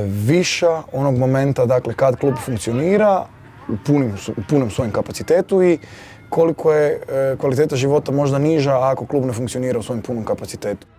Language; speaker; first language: Croatian; native; Croatian